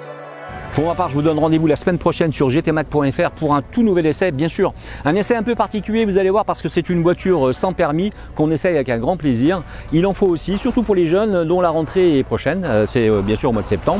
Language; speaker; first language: French; native; French